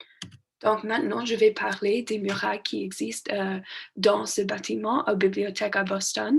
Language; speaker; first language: French; non-native, learner; English